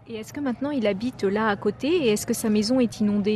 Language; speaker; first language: French; native; French